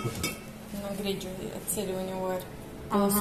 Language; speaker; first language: Russian; non-native, local second language; Romanian